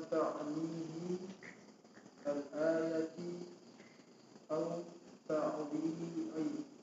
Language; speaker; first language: Arabic; non-native, learner; Indonesian